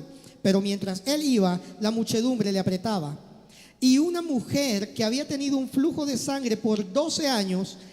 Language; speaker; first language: Spanish; native; Spanish